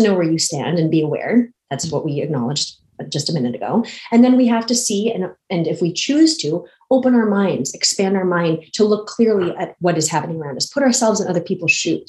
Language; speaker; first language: English; native; English